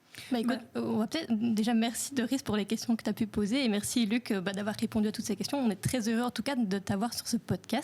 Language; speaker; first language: French; native; French